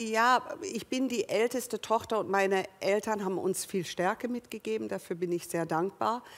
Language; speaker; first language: German; early bilingual, other home language; English